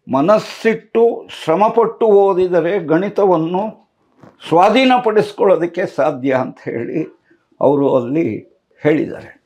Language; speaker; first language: Kannada; non-native, local second language; Tamil